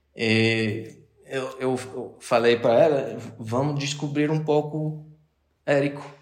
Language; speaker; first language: Portuguese; non-native, fluent; Bulgarian